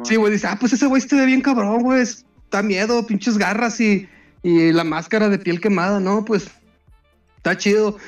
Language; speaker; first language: Spanish; native; Spanish